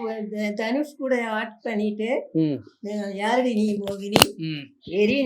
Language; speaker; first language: Tamil; non-native, local second language; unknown